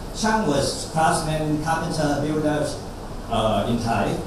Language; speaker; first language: English; non-native, fluent; Thai